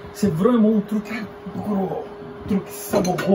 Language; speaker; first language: French; non-native, learner; Portuguese